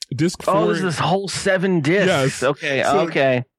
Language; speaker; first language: English; native; English